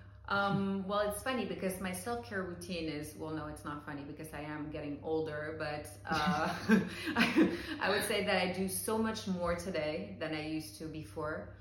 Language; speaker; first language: English; early bilingual, heritage; English